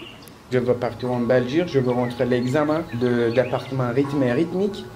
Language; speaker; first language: French; non-native, learner; Kurdish